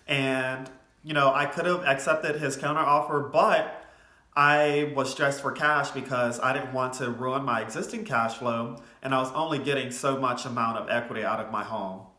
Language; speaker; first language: English; native; English